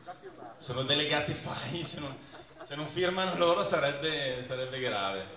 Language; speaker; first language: Italian; native; Italian